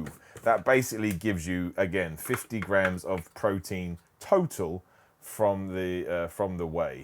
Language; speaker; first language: English; native; English